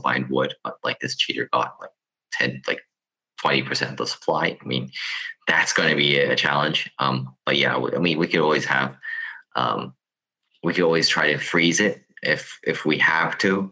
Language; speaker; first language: English; non-native, local second language; Cantonese